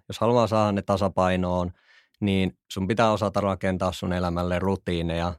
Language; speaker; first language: Finnish; native; Finnish